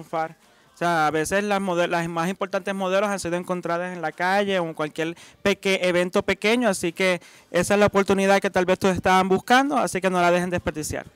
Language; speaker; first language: Spanish; native; Spanish